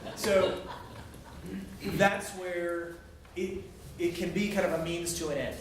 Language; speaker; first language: English; native; English